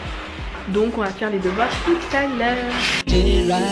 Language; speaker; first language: French; native; French